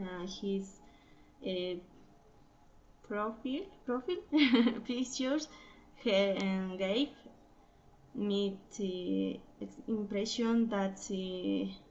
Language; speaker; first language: English; non-native, learner; Spanish